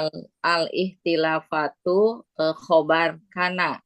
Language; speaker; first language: Arabic; non-native, learner; Indonesian